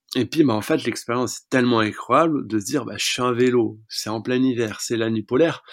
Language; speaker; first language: French; native; French